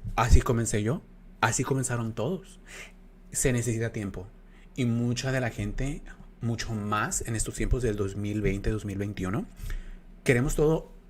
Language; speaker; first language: Spanish; early bilingual, other home language; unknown